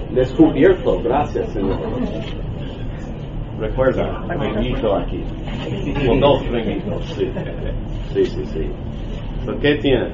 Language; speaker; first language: Spanish; non-native, learner; English